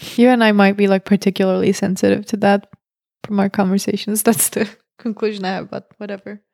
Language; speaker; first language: English; non-native, fluent; Russian